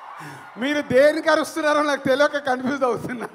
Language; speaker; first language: Telugu; native; Telugu